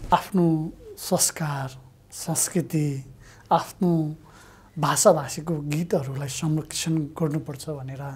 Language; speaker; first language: Nepali; native; Nepali